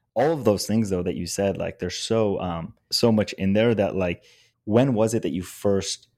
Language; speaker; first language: English; native; English